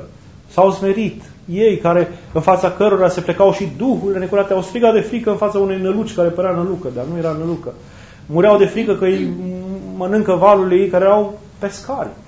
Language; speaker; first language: Romanian; native; Romanian